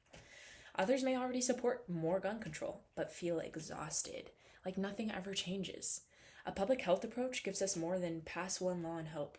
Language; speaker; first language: English; native; English